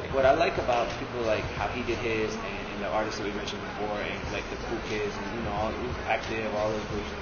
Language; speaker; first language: English; native; English